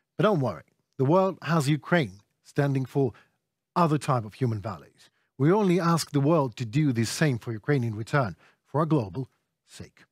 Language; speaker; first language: English; non-native, fluent; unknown